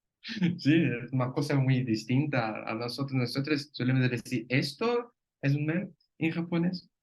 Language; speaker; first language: Spanish; non-native, fluent; Portuguese